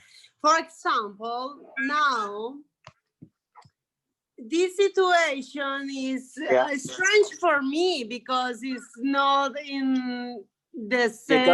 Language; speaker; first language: English; non-native, learner; Spanish